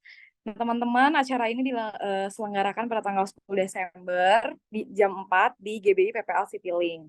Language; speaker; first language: Indonesian; native; Indonesian